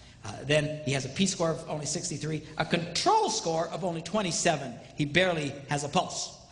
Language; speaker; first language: English; native; English